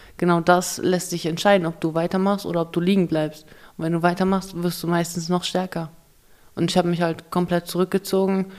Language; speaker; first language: German; early bilingual, other home language; Russian